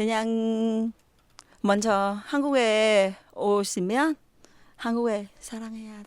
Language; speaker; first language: Korean; non-native, learner; Vietnamese